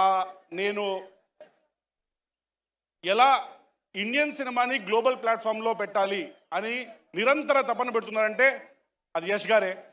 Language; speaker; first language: Telugu; native; Telugu